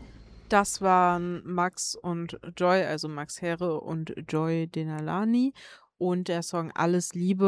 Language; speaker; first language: German; native; German